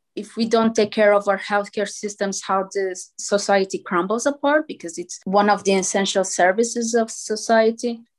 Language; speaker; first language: English; non-native, fluent; Portuguese